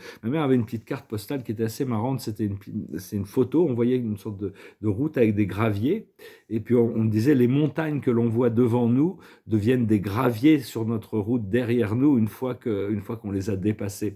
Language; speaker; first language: French; native; French